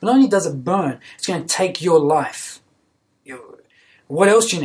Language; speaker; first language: English; native; English